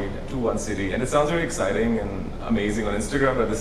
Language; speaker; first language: English; non-native, local second language; Hindi